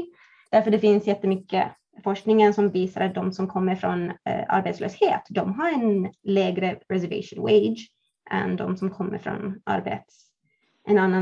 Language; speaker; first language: Swedish; non-native, fluent; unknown